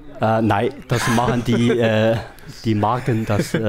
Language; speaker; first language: German; non-native, learner; Chinese